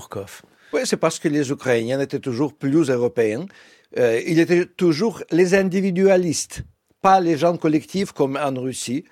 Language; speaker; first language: French; non-native, fluent; Russian